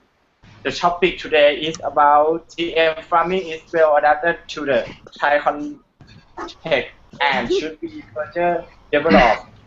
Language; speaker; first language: English; non-native, learner; Thai